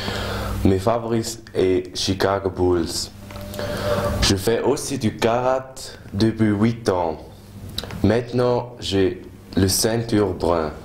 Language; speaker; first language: French; non-native, local second language; German